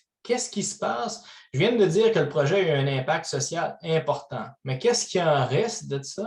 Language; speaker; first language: French; native; French